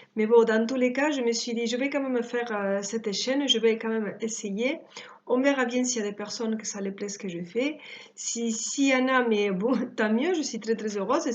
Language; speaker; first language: French; early bilingual, other home language; Spanish